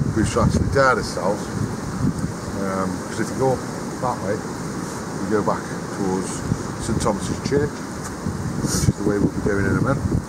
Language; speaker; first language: English; native; English